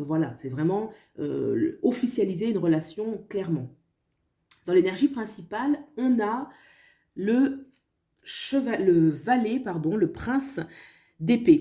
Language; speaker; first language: French; native; French